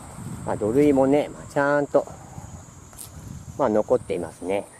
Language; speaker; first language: Japanese; native; Japanese